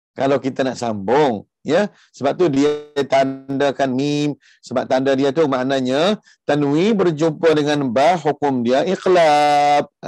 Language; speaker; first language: Malay; early bilingual, heritage; Malay